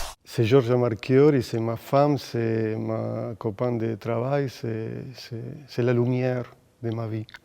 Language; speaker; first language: French; non-native, fluent; Spanish